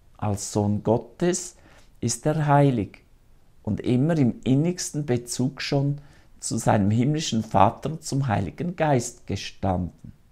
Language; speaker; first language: German; native; German